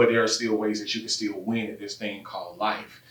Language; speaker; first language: English; native; English